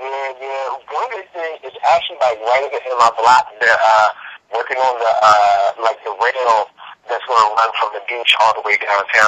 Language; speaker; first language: English; native; English